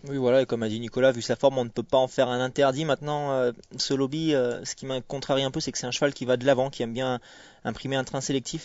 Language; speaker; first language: French; native; French